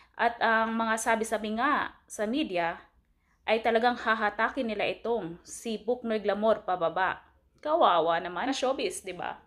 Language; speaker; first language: Filipino; non-native, local second language; Cebuano